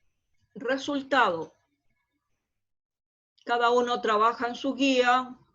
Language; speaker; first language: Spanish; native; Spanish